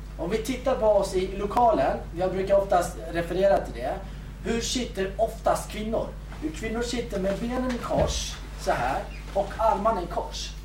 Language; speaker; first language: Swedish; early bilingual, other home language; Kurdish